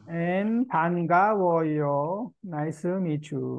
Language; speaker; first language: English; non-native, learner; Korean